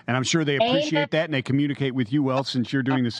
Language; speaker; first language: English; native; English